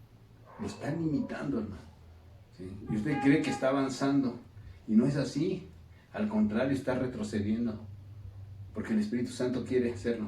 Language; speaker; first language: Spanish; native; Spanish